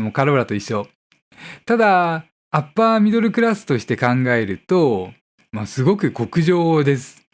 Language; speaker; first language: Japanese; native; Japanese